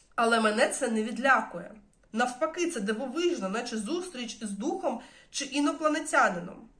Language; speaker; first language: Ukrainian; non-native, local second language; Russian